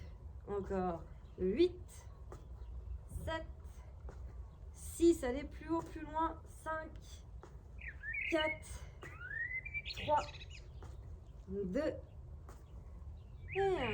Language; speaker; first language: French; native; French